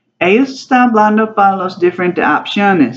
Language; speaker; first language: Spanish; non-native, learner; English